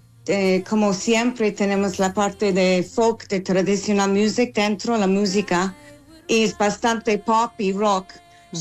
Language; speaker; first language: Spanish; non-native, fluent; English